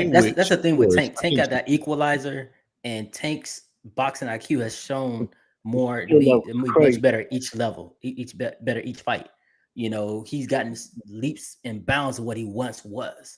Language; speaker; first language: English; native; English